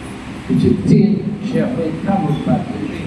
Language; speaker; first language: Chinese; non-native, fluent; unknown